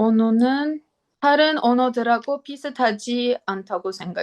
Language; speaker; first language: Korean; non-native, learner; Armenian